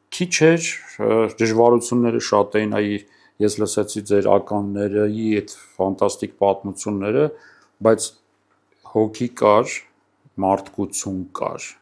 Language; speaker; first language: Armenian; native; Armenian